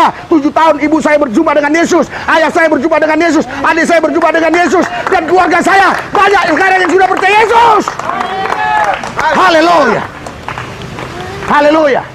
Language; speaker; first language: Indonesian; native; Indonesian